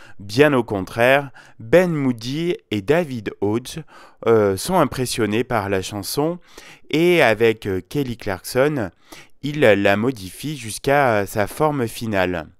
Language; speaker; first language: French; native; French